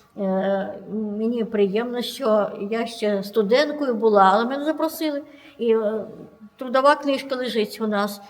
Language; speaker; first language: Ukrainian; non-native, local second language; Russian